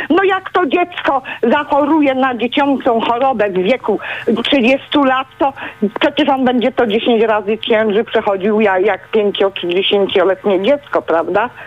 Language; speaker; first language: Polish; early bilingual, heritage; Polish